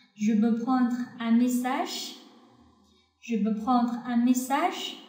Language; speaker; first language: French; non-native, fluent; Chinese